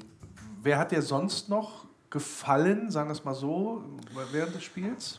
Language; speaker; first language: German; native; German